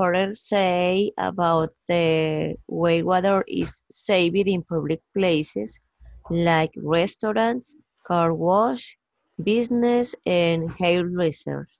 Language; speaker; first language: English; non-native, learner; Spanish